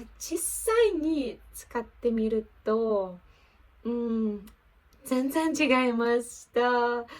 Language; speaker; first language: Japanese; non-native, learner; Ukrainian